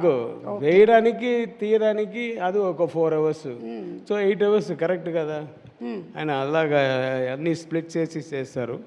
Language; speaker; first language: Telugu; non-native, learner; Tamil